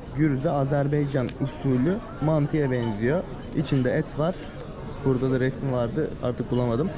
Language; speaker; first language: Turkish; native; Turkish